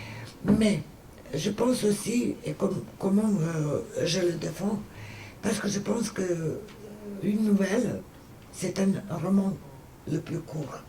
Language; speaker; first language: French; non-native, fluent; Serbian